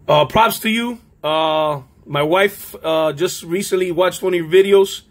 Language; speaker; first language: English; native; English